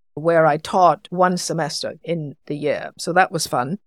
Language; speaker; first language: English; non-native, local second language; Cantonese